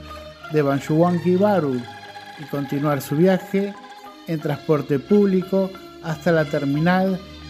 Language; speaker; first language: Spanish; non-native, fluent; Indonesian